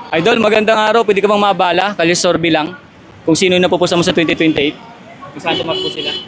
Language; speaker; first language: Filipino; native; Filipino